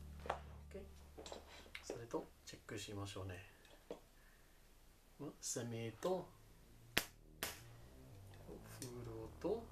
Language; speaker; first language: Japanese; non-native, learner; English